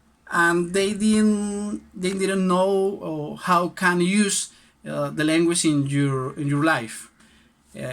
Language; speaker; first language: English; non-native, learner; Spanish